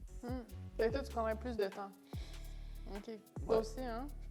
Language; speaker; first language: French; native; French